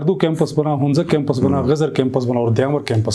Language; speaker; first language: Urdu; non-native, local second language; Shina